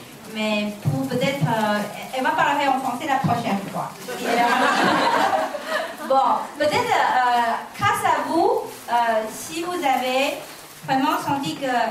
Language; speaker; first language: French; non-native, fluent; Chinese